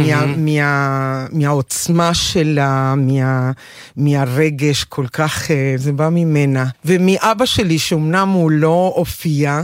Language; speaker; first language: Hebrew; non-native, fluent; Spanish